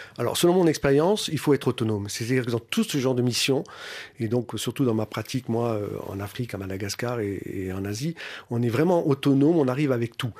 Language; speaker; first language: French; native; French